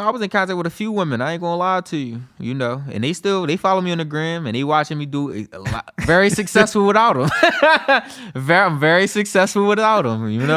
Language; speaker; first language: English; native; English